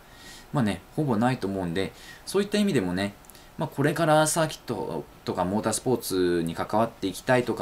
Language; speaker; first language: Japanese; native; Japanese